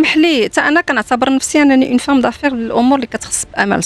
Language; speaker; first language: Arabic; native; Arabic